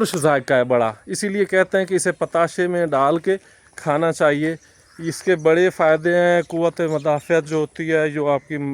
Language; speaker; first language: Urdu; non-native, local second language; Punjabi